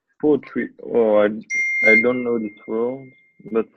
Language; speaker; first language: English; non-native, learner; French